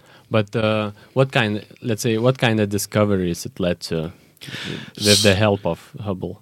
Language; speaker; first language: English; non-native, fluent; Lithuanian